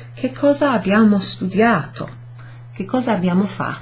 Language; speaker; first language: Italian; non-native, fluent; English